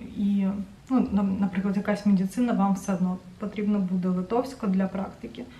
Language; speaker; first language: Ukrainian; non-native, local second language; Russian